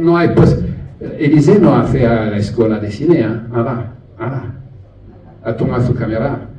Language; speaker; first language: Spanish; non-native, learner; French